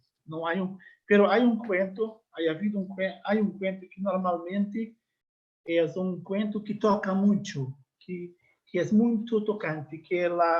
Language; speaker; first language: Spanish; non-native, learner; Portuguese